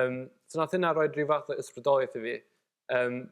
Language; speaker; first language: Welsh; native; Welsh